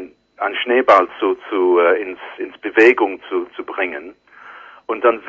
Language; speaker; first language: German; non-native, learner; English